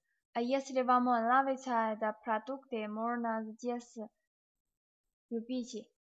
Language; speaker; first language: Russian; non-native, learner; Chinese